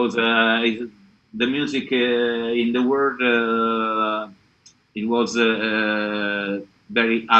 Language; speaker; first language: English; non-native, learner; Italian